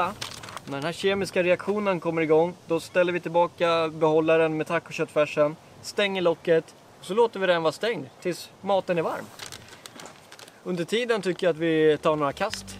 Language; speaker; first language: Swedish; native; Swedish